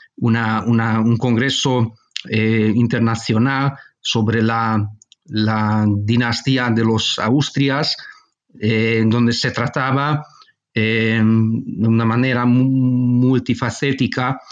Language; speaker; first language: Spanish; non-native, fluent; Hungarian